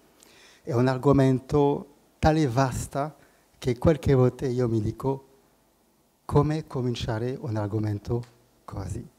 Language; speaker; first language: Italian; non-native, fluent; French